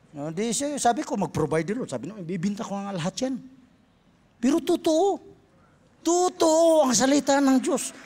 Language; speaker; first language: Filipino; non-native, local second language; Cebuano